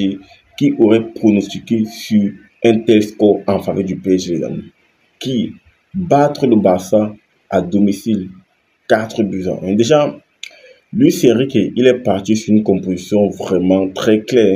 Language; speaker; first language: French; native; French